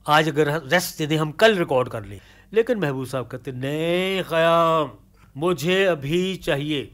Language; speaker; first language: Hindi; native; Hindi